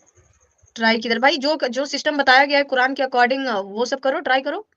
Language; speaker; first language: Hindi; native; Hindi